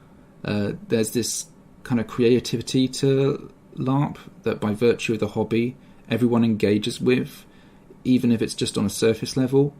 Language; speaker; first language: English; native; English